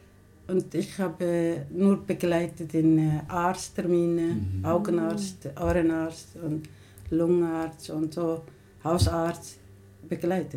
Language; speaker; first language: German; non-native, learner; Somali